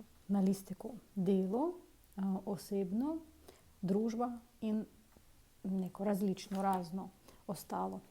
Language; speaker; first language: Slovenian; non-native, fluent; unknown